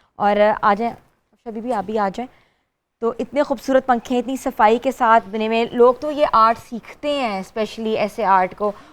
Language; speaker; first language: Urdu; native; Urdu